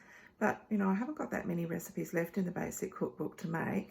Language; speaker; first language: English; native; English